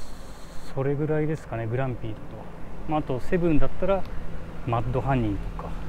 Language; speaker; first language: Japanese; native; Japanese